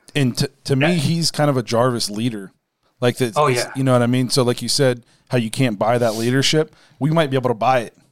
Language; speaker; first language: English; native; English